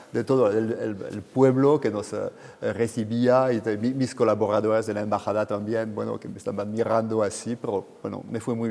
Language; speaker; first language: Spanish; non-native, fluent; French